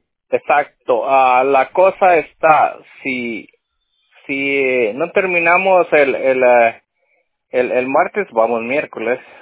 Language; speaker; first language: Spanish; native; Spanish